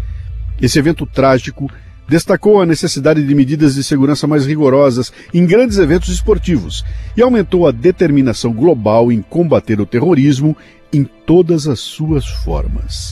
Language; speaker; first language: Portuguese; native; Portuguese